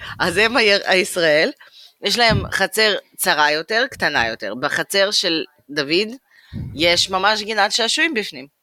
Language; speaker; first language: Hebrew; early bilingual, other home language; Russian